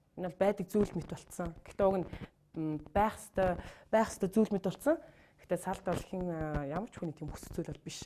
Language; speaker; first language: Mongolian; non-native, local second language; Kazakh